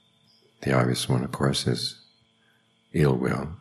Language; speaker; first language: English; native; English